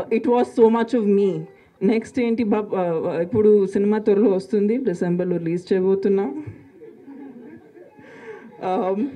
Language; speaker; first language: Telugu; non-native, local second language; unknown